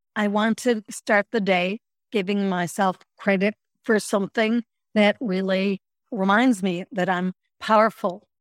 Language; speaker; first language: English; native; English